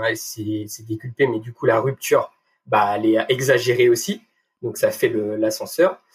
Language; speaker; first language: French; native; French